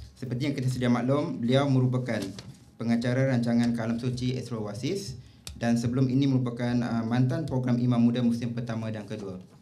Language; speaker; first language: Malay; native; Malay